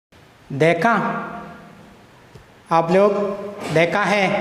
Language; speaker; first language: Hindi; non-native, local second language; Malayalam